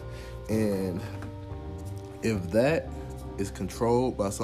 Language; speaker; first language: English; native; English